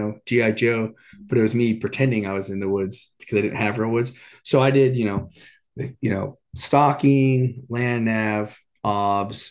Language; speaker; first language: English; native; English